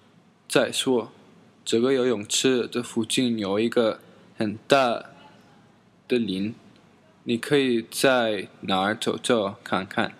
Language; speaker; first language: Chinese; non-native, learner; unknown